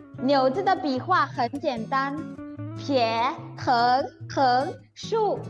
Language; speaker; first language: Chinese; non-native, fluent; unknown